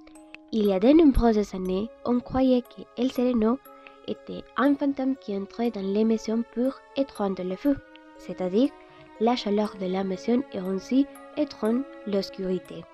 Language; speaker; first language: French; non-native, learner; Spanish